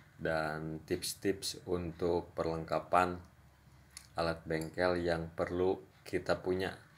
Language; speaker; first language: Indonesian; non-native, local second language; Sundanese